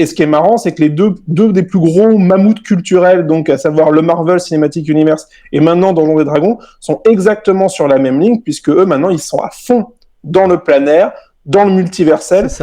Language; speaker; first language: French; native; French